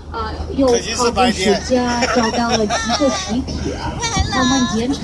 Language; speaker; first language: Chinese; non-native, fluent; Russian